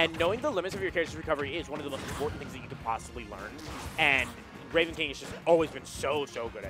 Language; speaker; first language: English; native; English